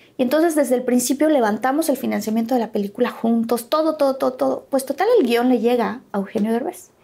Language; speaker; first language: Spanish; native; Spanish